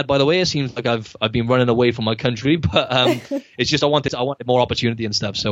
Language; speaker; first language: English; native; English